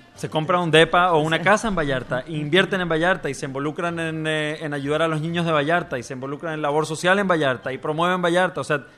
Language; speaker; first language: Spanish; native; Spanish